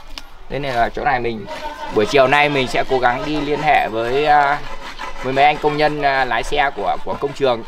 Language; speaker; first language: Vietnamese; native; Vietnamese